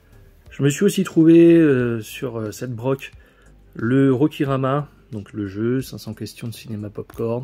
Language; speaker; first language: French; native; French